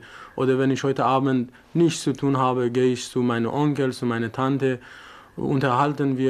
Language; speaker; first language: German; non-native, learner; Persian